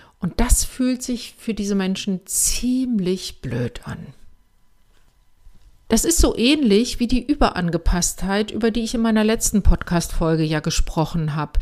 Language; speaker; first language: German; native; German